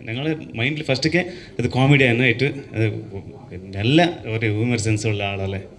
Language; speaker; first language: Malayalam; non-native, local second language; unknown